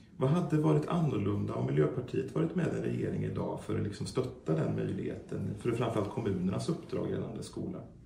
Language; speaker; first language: Swedish; native; Swedish